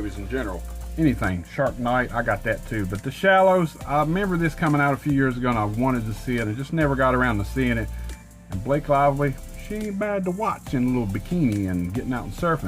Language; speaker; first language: English; native; English